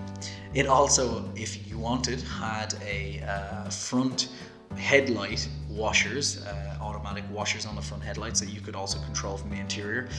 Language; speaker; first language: English; native; English